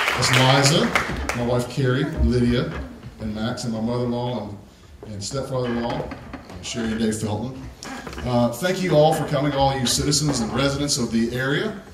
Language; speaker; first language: English; native; English